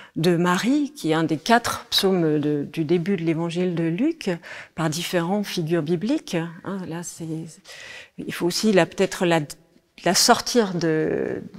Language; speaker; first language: French; non-native, fluent; Danish